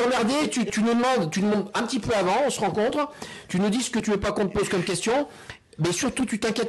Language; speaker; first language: French; native; French